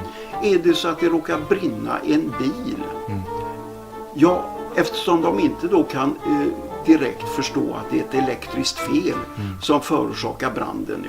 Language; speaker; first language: Swedish; native; Swedish